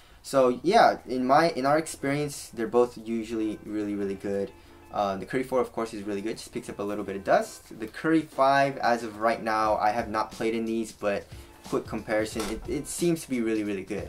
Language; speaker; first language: English; native; English